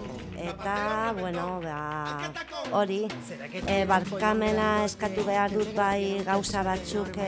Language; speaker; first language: Basque; non-native, local second language; Spanish